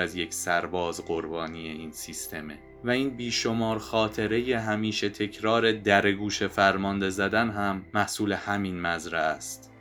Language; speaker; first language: Persian; native; Persian